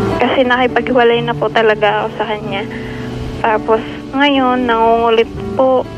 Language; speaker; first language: Filipino; non-native, local second language; Masbatenyo